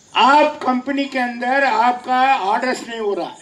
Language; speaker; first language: Hindi; non-native, local second language; Telugu